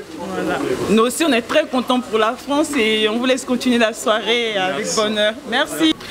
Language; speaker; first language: French; native; French